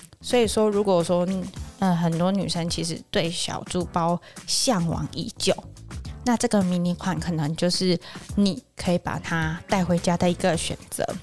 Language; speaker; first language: Chinese; native; Chinese